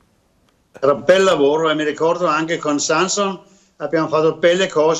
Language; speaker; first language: Italian; non-native, learner; Danish